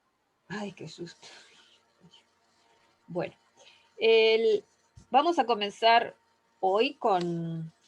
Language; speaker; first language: Spanish; native; Spanish